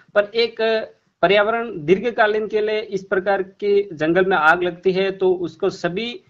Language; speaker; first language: Hindi; native; Hindi